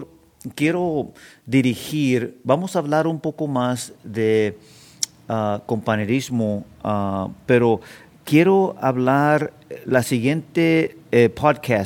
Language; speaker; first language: Spanish; early bilingual, heritage; Spanish